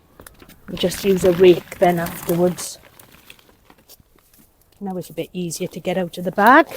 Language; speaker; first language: English; native; English